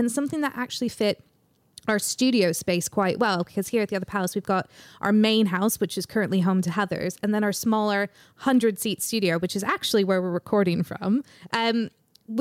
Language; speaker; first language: English; native; English